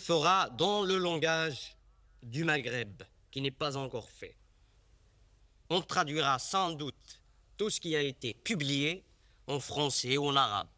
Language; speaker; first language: French; non-native, local second language; Tachelhit